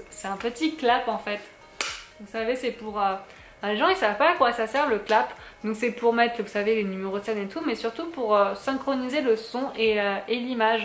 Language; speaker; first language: French; native; French